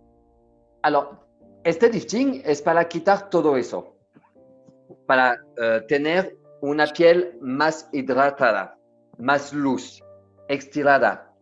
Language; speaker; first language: Spanish; non-native, learner; French